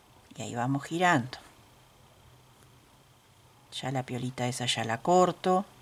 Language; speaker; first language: Spanish; native; Spanish